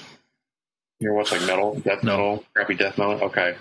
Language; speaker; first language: English; native; English